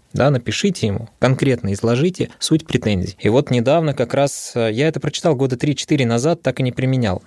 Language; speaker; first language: Russian; early bilingual, other home language; Arabic